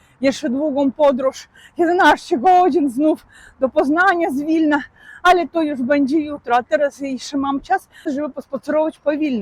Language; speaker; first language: Polish; non-native, fluent; Russian